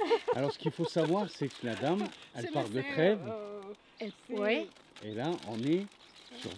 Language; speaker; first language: French; native; French